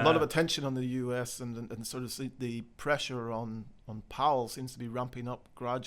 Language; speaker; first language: English; native; English